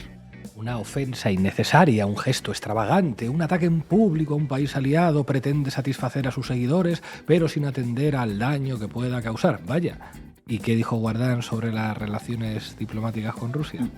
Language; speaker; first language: Spanish; native; Spanish